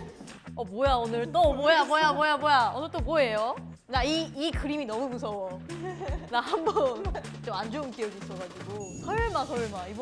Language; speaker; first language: Korean; native; Korean